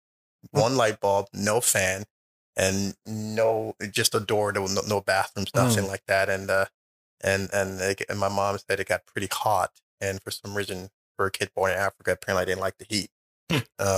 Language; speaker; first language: English; native; English